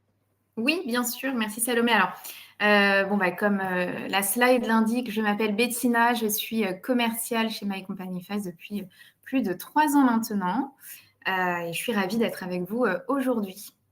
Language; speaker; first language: French; native; French